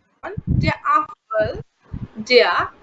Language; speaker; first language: German; non-native, fluent; Bangla